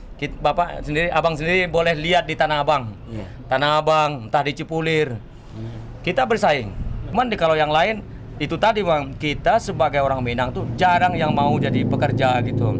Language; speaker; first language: Indonesian; non-native, local second language; Minangkabau